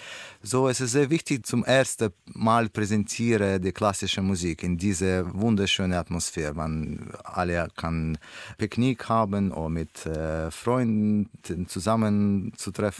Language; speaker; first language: German; non-native, learner; Russian